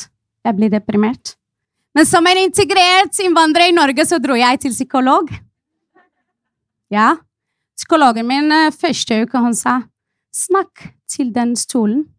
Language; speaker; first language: Norwegian; non-native, fluent; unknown